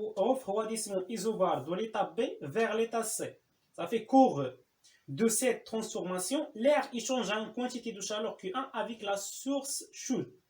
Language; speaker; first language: French; non-native, local second language; Arabic